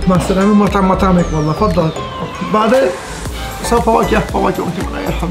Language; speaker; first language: Arabic; non-native, learner; Turkish